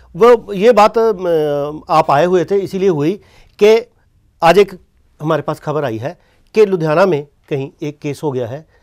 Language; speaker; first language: Hindi; non-native, local second language; Punjabi